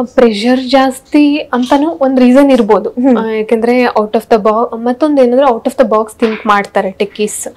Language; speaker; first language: Kannada; native; Kannada